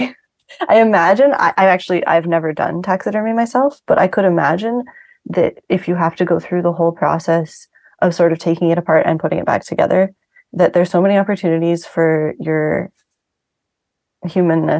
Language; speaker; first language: English; native; English